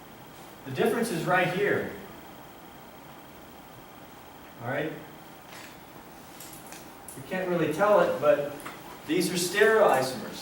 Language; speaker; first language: English; native; English